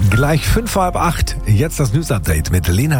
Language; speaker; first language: German; native; German